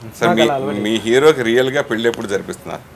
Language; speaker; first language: Telugu; native; Telugu